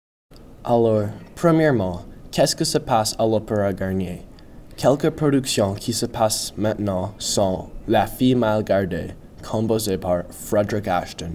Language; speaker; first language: French; non-native, learner; English